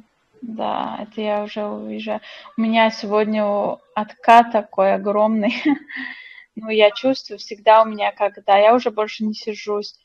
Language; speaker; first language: Russian; non-native, fluent; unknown